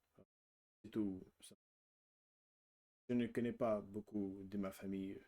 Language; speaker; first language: French; non-native, learner; Russian